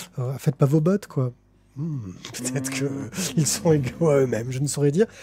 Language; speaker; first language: French; native; French